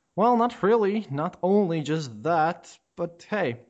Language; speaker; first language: English; non-native, fluent; Latvian